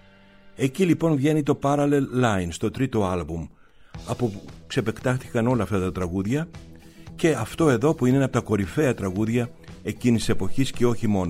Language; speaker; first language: Greek; native; Greek